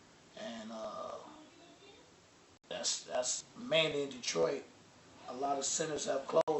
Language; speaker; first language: English; native; English